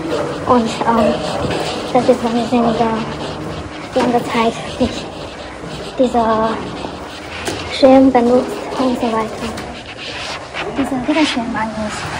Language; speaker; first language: German; non-native, learner; Chinese